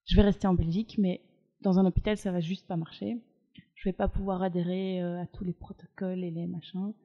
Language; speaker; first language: French; native; French